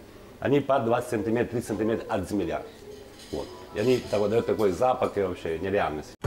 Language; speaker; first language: Russian; non-native, learner; Italian